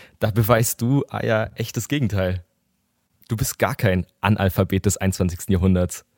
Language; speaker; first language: German; native; German